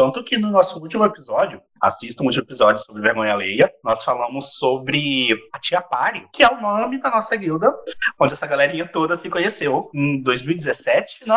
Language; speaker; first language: Portuguese; native; Portuguese